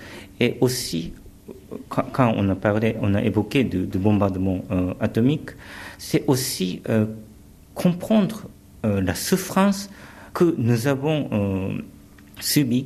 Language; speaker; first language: French; early bilingual, other home language; Japanese